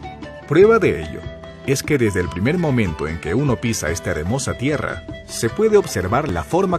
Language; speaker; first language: Spanish; native; Spanish